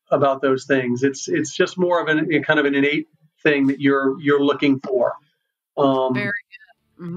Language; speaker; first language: English; native; English